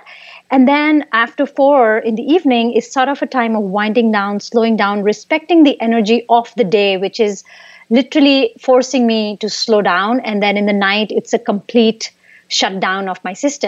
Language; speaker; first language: English; non-native, local second language; Hindi